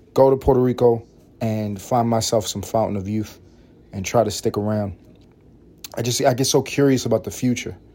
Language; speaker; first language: English; early bilingual, other home language; Spanish